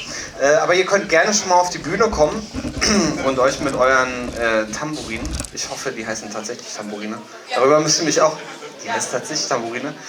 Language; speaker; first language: German; native; German